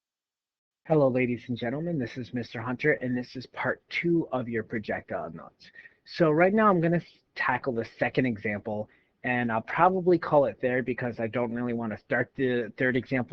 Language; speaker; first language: English; native; English